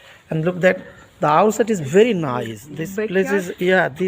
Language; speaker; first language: English; non-native, local second language; Bangla